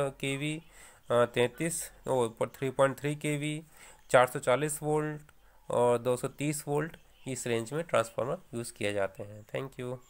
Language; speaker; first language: Hindi; native; Hindi